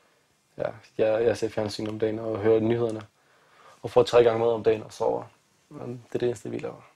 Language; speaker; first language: Danish; non-native, fluent; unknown